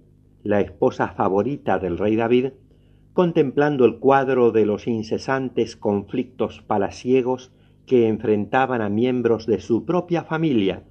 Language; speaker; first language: Spanish; native; Spanish